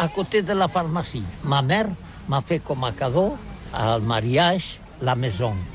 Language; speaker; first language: French; non-native, learner; Catalan